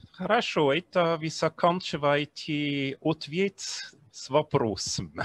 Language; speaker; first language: Russian; non-native, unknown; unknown